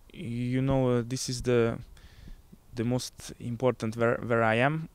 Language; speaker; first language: English; non-native, fluent; Hungarian